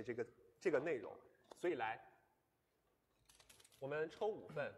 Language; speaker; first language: Chinese; native; Chinese